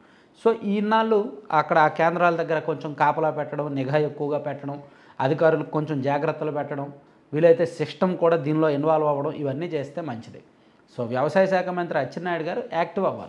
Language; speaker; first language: Telugu; native; Telugu